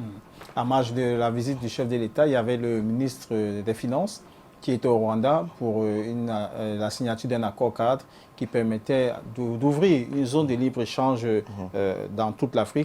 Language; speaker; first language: French; native; French